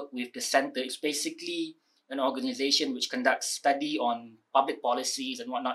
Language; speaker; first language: English; non-native, local second language; Malay